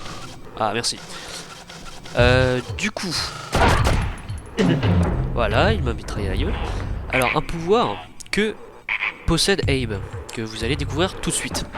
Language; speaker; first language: French; native; French